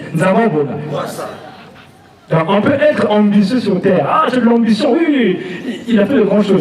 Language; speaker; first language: French; non-native, local second language; Lingala